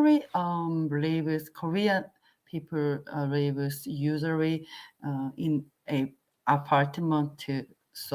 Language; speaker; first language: English; non-native, learner; Korean